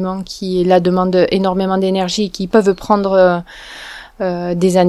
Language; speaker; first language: French; native; French